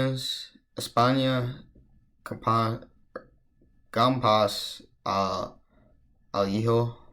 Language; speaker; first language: Spanish; non-native, learner; English